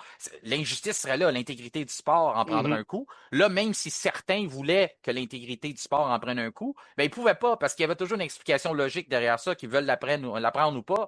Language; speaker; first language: French; native; French